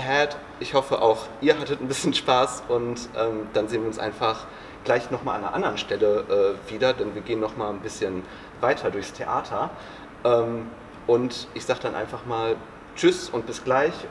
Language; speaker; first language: German; native; German